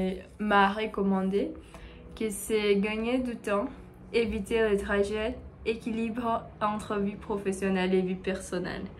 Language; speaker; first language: French; non-native, learner; Portuguese